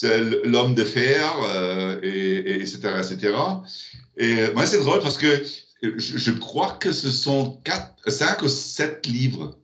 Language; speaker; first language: French; non-native, learner; German